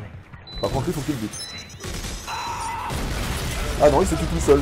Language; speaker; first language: French; native; French